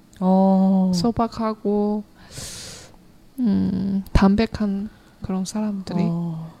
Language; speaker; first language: Korean; non-native, learner; Chinese